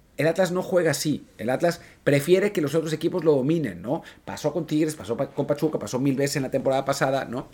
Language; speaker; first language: Spanish; native; Spanish